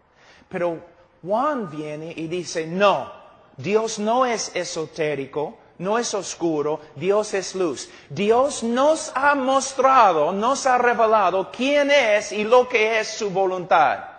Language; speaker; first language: Spanish; non-native, fluent; English